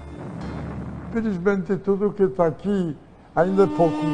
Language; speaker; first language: Portuguese; non-native, learner; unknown